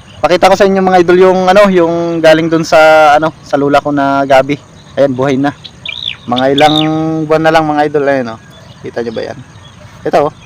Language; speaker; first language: Filipino; native; Filipino